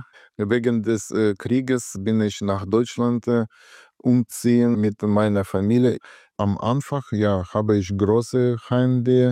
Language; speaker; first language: German; non-native, learner; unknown